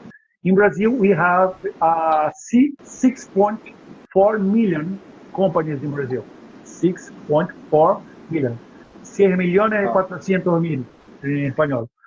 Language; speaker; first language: English; non-native, learner; Portuguese